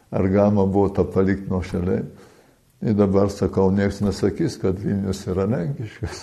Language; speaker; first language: Lithuanian; early bilingual, heritage; Lithuanian